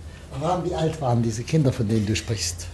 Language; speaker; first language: German; native; German